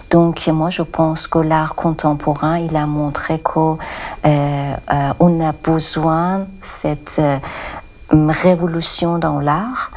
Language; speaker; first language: French; non-native, learner; Persian